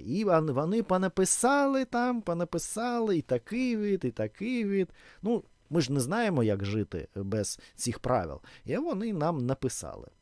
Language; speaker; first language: Ukrainian; non-native, fluent; Russian